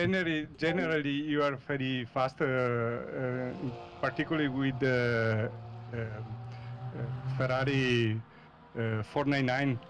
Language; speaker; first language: English; non-native, learner; Italian